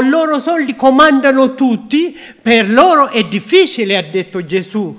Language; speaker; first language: Italian; non-native, learner; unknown